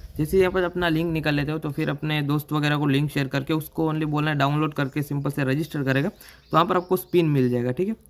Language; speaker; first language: Hindi; native; Hindi